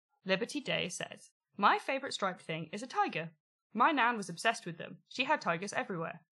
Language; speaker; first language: English; native; English